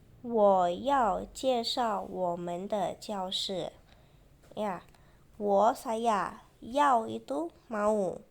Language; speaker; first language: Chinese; non-native, fluent; Indonesian